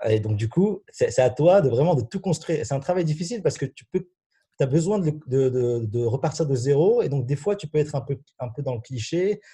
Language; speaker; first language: French; non-native, local second language; Arabic